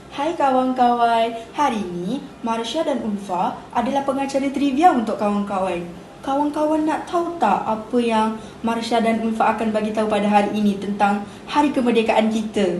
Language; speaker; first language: Malay; native; Malay